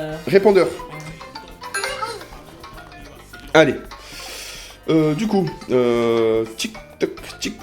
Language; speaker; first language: French; native; French